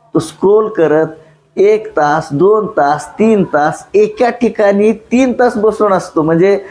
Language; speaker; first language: Marathi; non-native, local second language; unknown